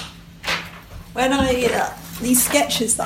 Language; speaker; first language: English; native; English